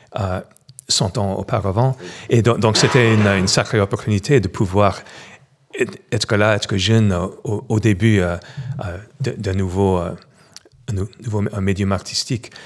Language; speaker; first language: French; non-native, fluent; English